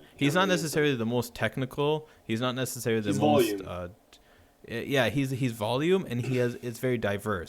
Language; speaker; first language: English; native; English